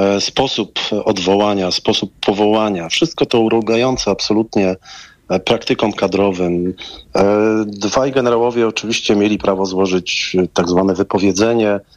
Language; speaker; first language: Polish; native; Polish